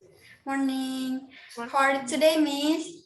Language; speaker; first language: English; non-native, learner; Indonesian